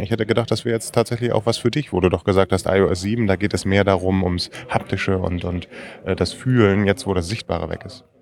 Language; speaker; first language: German; native; German